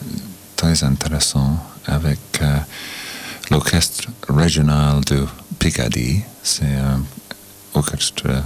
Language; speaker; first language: French; non-native, learner; English